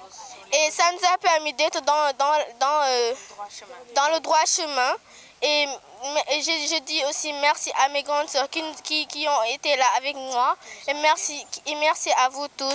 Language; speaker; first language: French; non-native, local second language; Wolof